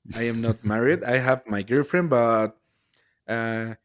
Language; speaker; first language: English; non-native, learner; Spanish